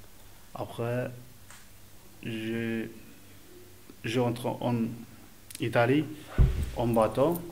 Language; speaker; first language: French; non-native, learner; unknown